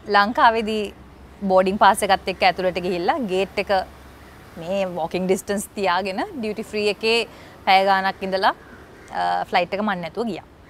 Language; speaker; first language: Sinhala; native; Sinhala